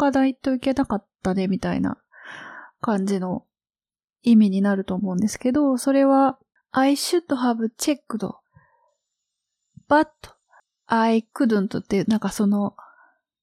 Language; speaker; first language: Japanese; native; Japanese